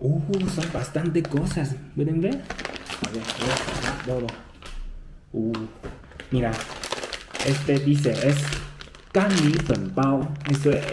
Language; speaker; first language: Spanish; non-native, fluent; Chinese